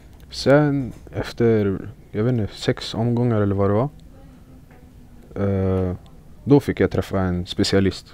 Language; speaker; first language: Swedish; early bilingual, other home language; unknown